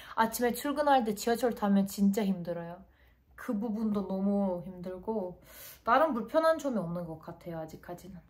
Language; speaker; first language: Korean; non-native, fluent; Turkish